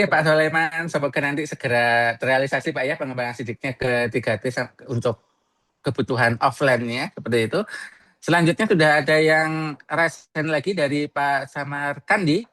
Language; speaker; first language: Indonesian; native; Indonesian